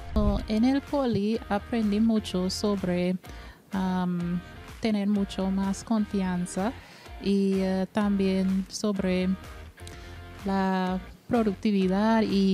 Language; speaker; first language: Spanish; non-native, fluent; English